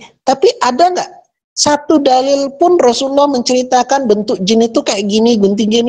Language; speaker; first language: Indonesian; native; Indonesian